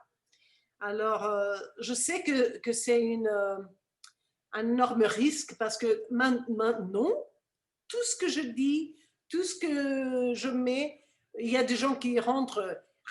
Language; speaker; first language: French; non-native, fluent; Spanish